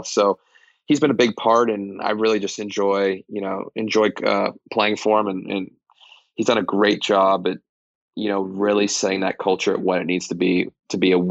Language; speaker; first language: English; native; English